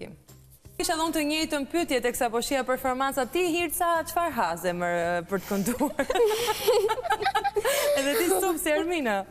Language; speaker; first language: Albanian; native; Albanian